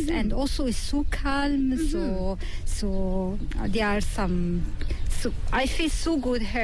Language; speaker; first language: English; non-native, learner; Korean